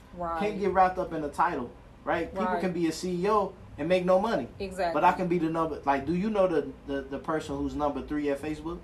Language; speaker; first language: English; native; English